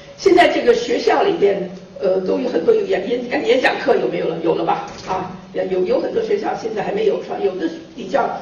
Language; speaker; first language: Chinese; native; Chinese